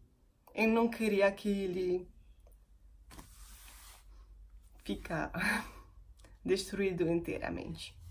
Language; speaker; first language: Portuguese; non-native, fluent; French